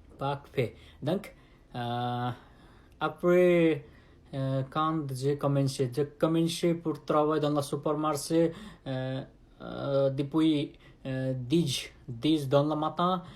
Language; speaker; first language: French; non-native, learner; Nepali